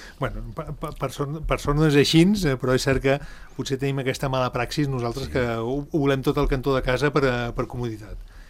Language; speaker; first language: Catalan; native; Catalan